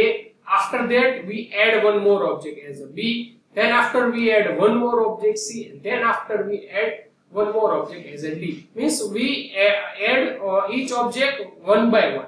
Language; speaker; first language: English; non-native, local second language; Gujarati